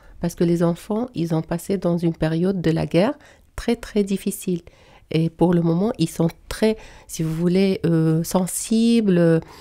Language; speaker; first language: French; non-native, fluent; Arabic